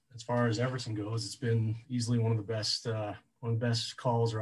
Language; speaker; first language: English; native; English